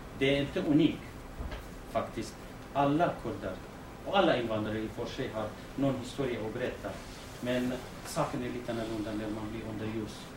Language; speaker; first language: Swedish; non-native, fluent; Kurdish